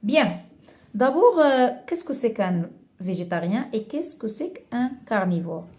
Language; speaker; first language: French; non-native, local second language; Arabic